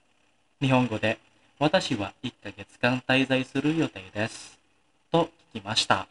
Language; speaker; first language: Japanese; non-native, fluent; Indonesian